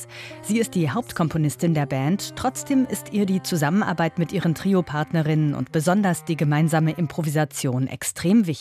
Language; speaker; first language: German; native; German